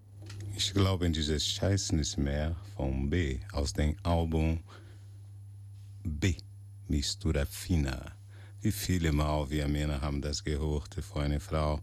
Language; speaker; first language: German; non-native, learner; Portuguese